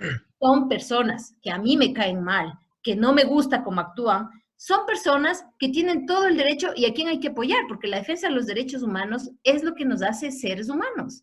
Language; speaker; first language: Spanish; native; Spanish